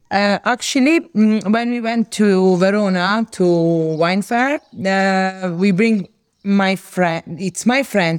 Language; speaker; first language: English; non-native, learner; Serbian